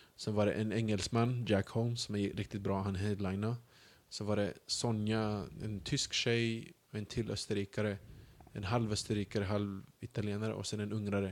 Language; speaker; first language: Swedish; early bilingual, other home language; Bosnian